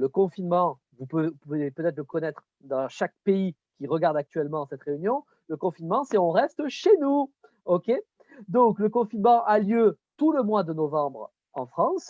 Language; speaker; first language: French; native; French